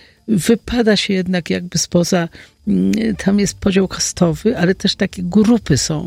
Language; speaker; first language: Polish; native; Polish